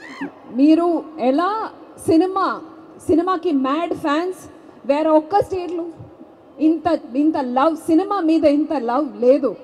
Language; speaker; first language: Telugu; non-native, learner; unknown